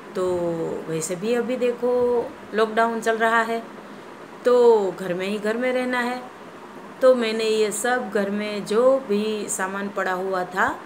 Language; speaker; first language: Hindi; non-native, local second language; Gujarati